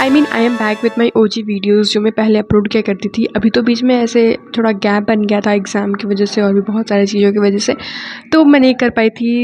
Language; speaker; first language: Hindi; native; Hindi